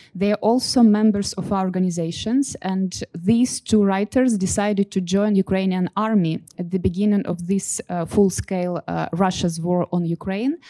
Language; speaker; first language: English; non-native, fluent; Ukrainian